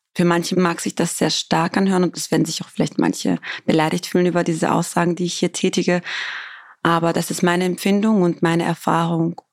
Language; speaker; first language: German; early bilingual, other home language; Albanian